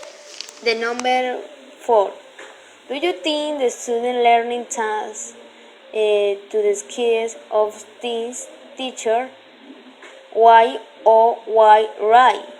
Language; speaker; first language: English; non-native, learner; Spanish